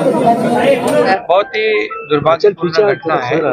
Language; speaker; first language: Hindi; non-native, local second language; Marathi